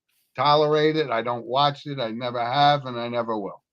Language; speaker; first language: English; native; English